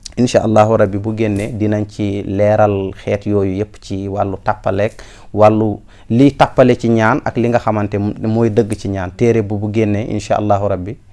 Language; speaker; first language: Wolof; non-native, local second language; Fula